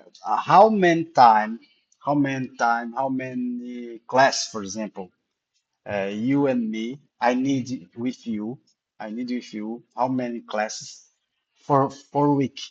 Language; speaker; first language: English; non-native, learner; Portuguese